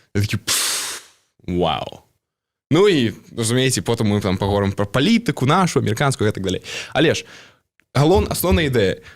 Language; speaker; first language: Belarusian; non-native, local second language; Russian